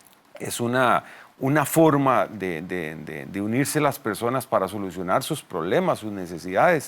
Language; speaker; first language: Spanish; native; Spanish